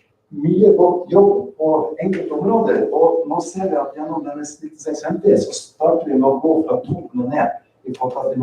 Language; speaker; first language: Norwegian; native; Norwegian